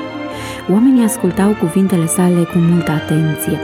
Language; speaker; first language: Romanian; native; Romanian